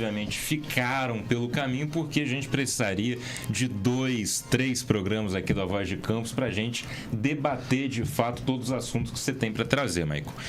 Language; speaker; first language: Portuguese; native; Portuguese